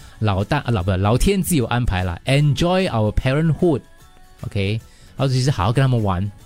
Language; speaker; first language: Chinese; native; Chinese